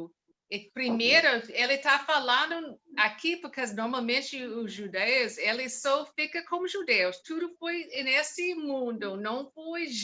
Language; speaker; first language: Portuguese; non-native, learner; English